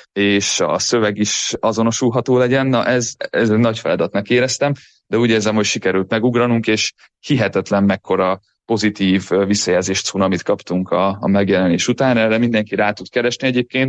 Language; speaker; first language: Hungarian; native; Hungarian